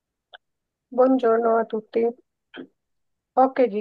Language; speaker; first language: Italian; non-native, fluent; Hindi